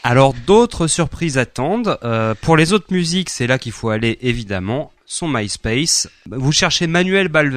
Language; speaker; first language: French; native; French